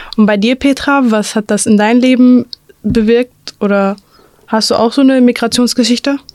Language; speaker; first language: German; early bilingual, other home language; Arabic